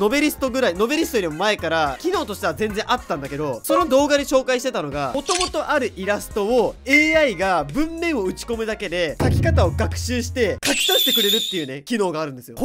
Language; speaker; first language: Japanese; native; Japanese